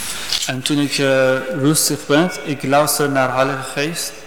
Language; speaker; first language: Dutch; non-native, learner; Persian